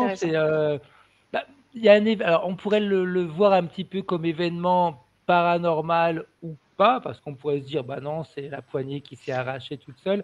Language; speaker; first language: French; native; French